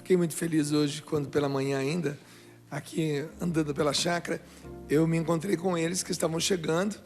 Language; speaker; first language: Portuguese; native; Portuguese